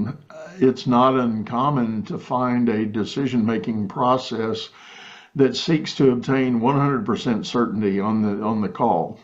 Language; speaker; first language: English; native; English